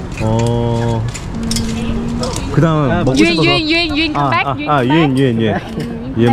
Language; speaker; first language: Korean; native; Korean